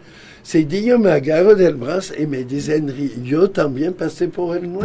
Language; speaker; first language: Spanish; non-native, fluent; French